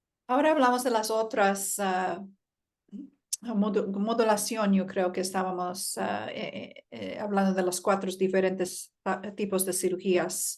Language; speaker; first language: Spanish; early bilingual, heritage; Spanish